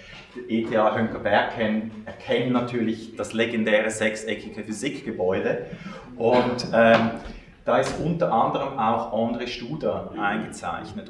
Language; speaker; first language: German; native; German